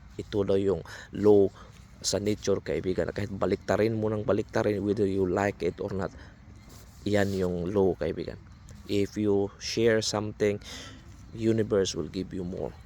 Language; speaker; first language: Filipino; non-native, local second language; Cebuano